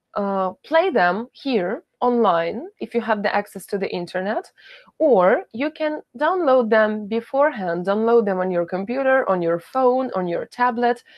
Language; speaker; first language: English; non-native, fluent; Ukrainian